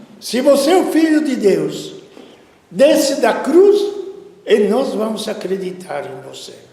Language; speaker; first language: Portuguese; non-native, fluent; Italian